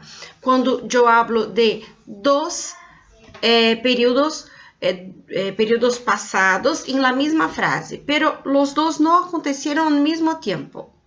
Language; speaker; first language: Spanish; non-native, fluent; Portuguese